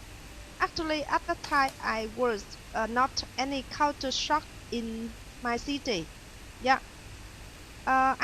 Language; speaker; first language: English; non-native, learner; Vietnamese